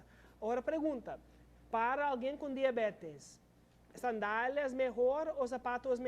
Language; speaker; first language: Spanish; non-native, learner; English